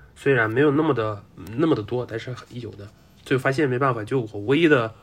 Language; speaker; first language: Chinese; non-native, fluent; Russian